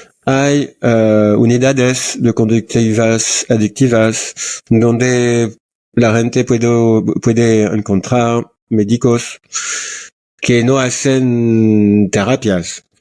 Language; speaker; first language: Spanish; non-native, learner; French